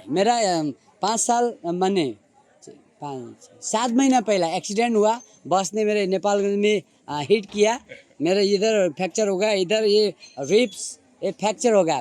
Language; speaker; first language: Hindi; non-native, learner; Nepali